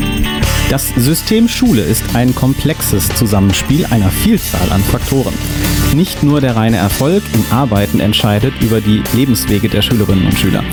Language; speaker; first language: German; native; German